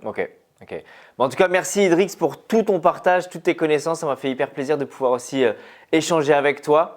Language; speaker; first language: French; native; French